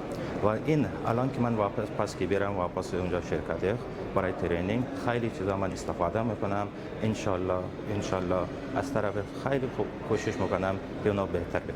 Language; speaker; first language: Persian; early bilingual, heritage; Persian